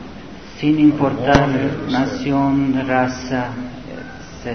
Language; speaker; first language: Spanish; non-native, learner; Serbian